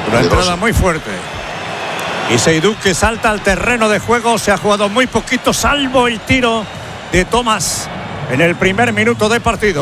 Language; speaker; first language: Spanish; native; Spanish